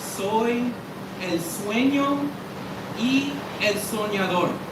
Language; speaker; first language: Spanish; early bilingual, heritage; Spanish